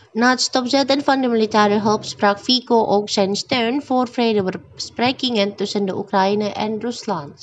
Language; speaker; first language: Dutch; non-native, fluent; Indonesian